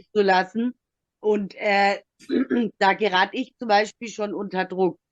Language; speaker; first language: German; native; German